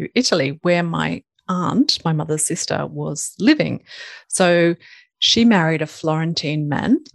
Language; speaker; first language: English; native; English